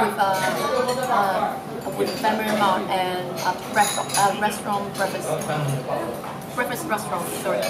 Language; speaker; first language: English; non-native, fluent; Cantonese